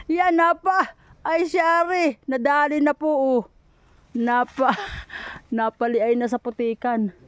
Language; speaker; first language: Filipino; native; Filipino